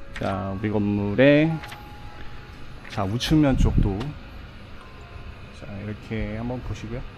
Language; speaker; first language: Korean; native; Korean